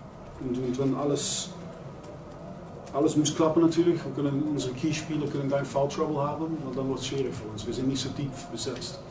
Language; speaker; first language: German; non-native, fluent; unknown